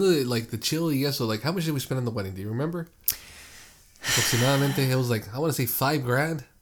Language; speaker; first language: English; early bilingual, other home language; Spanish